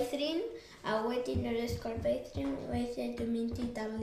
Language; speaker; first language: Welsh; non-native, learner; Spanish